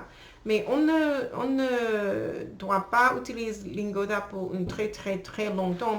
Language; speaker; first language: French; non-native, learner; English